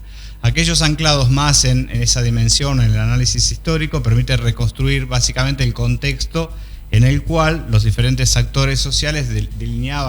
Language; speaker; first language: Spanish; native; Spanish